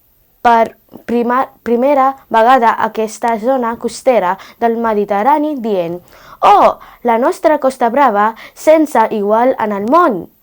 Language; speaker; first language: Catalan; non-native, learner; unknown